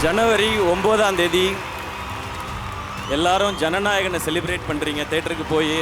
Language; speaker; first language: Tamil; native; Tamil